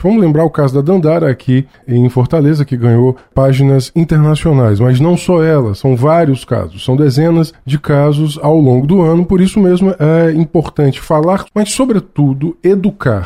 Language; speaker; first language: Portuguese; native; Portuguese